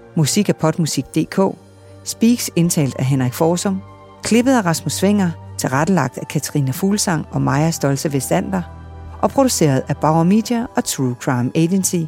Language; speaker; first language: Danish; native; Danish